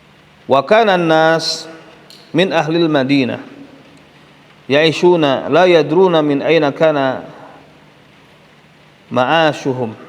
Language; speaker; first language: Arabic; non-native, fluent; Indonesian